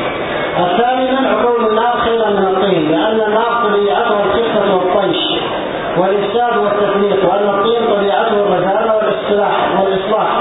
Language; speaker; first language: Arabic; native; Arabic